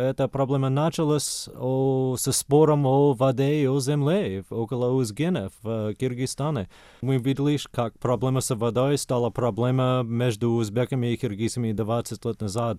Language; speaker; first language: Russian; non-native, fluent; English